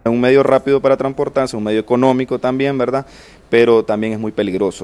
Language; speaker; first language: Spanish; native; Spanish